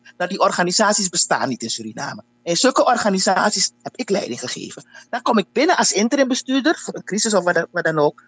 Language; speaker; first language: Dutch; native; Dutch